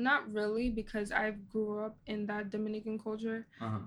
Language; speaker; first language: English; native; English